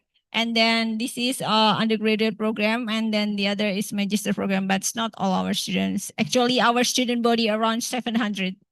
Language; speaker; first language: English; non-native, fluent; Indonesian